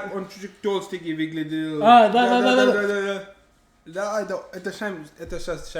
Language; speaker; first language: Russian; non-native, learner; English